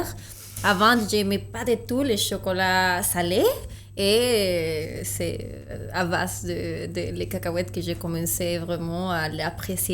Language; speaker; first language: French; non-native, fluent; Spanish